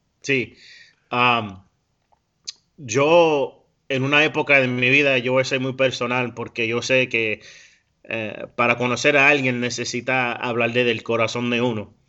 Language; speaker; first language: Spanish; early bilingual, heritage; Spanish